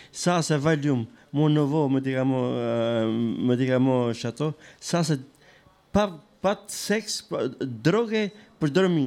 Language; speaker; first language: French; non-native, learner; Albanian